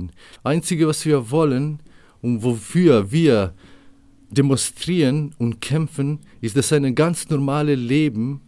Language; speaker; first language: German; non-native, local second language; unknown